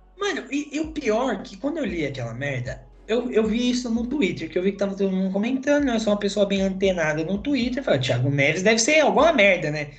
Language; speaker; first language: Portuguese; native; Portuguese